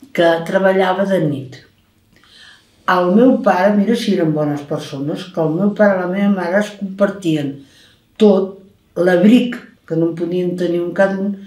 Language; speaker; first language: Catalan; native; Catalan